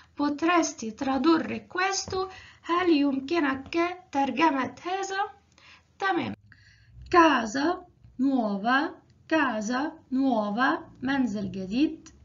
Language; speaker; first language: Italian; non-native, fluent; Arabic